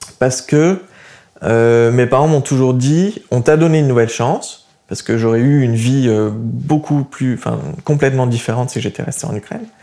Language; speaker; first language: French; early bilingual, other home language; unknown